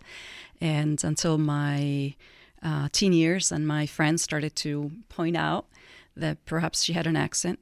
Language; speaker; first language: English; non-native, fluent; Italian